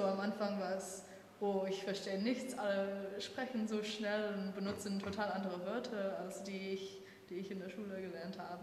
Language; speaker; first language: German; non-native, fluent; English